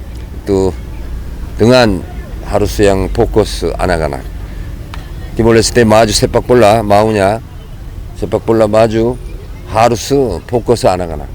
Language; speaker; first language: Indonesian; non-native, learner; Korean